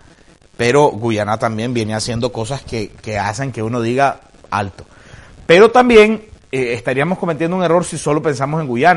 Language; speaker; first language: Spanish; native; Spanish